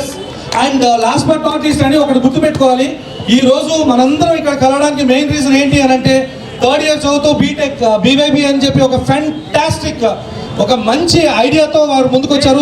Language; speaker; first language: Telugu; native; Telugu